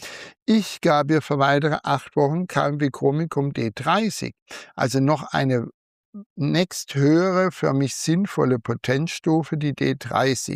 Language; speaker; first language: German; native; German